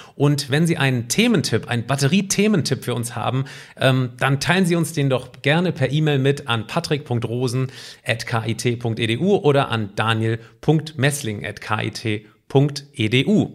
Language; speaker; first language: German; native; German